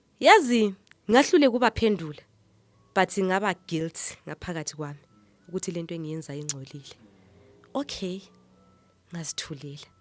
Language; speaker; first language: Zulu; native; Zulu